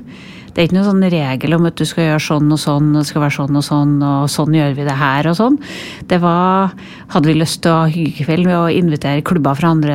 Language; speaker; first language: Norwegian; native; Norwegian